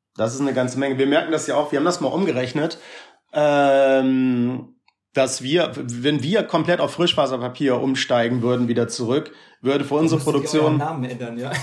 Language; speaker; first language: German; native; German